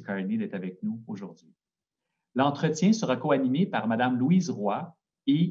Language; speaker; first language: French; native; French